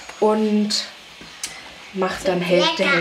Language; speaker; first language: German; native; German